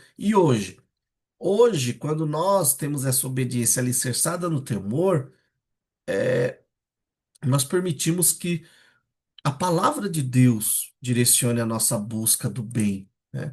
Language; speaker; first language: Portuguese; native; Portuguese